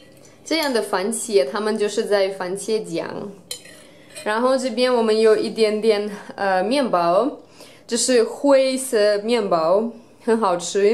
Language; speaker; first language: Chinese; non-native, fluent; Russian